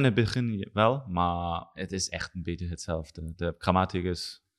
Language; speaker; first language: Dutch; non-native, learner; German